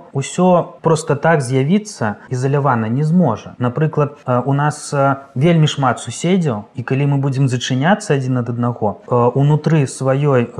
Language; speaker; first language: Belarusian; native; Belarusian